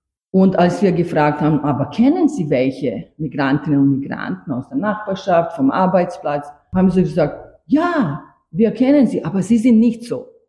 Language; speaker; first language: German; non-native, fluent; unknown